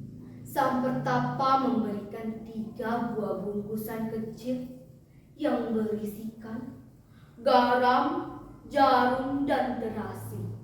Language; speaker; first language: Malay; non-native, local second language; Balinese